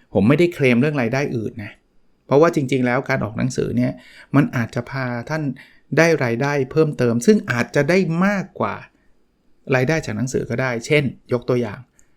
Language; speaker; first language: Thai; native; Thai